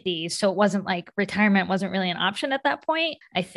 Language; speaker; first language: English; native; English